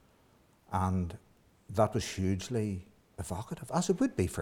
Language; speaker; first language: English; native; English